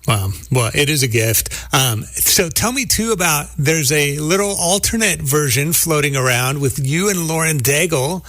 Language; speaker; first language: English; native; English